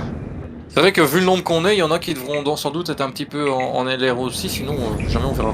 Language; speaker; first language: French; native; French